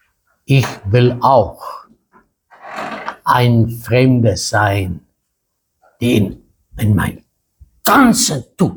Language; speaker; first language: German; non-native, fluent; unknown